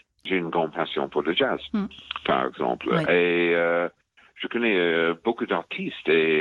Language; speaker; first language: French; non-native, fluent; English